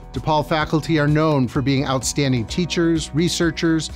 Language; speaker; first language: English; native; English